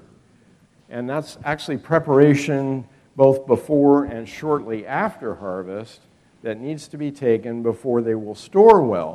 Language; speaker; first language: English; native; English